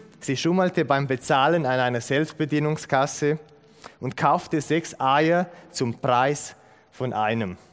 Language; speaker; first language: German; non-native, fluent; Romanian